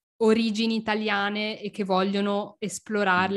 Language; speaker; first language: Italian; non-native, learner; French